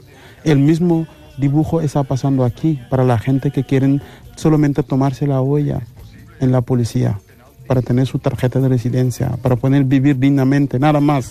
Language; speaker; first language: Spanish; non-native, fluent; Wolof